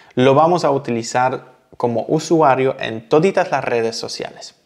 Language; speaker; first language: Spanish; non-native, fluent; Polish